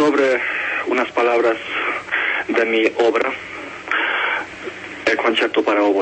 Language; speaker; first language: Spanish; non-native, fluent; Hungarian